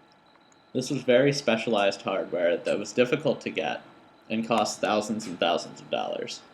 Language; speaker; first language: English; native; English